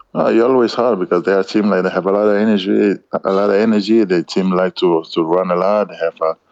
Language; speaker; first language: English; non-native, learner; Kabuverdianu